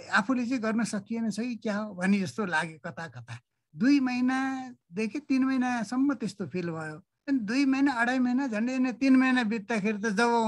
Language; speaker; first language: Nepali; native; Nepali